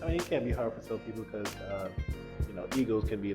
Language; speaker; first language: English; native; English